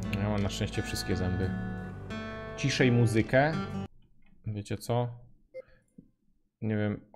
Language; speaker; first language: Polish; native; Polish